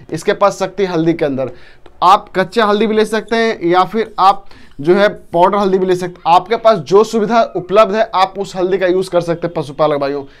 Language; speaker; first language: Hindi; native; Hindi